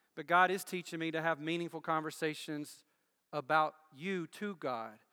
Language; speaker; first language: English; native; English